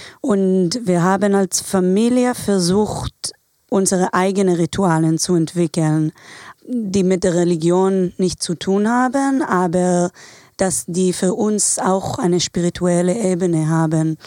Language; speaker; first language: German; non-native, fluent; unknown